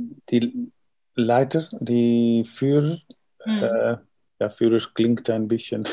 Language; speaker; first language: German; non-native, learner; Dutch